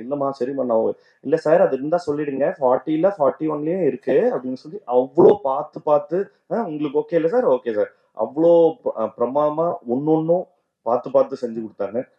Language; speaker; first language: Tamil; native; Tamil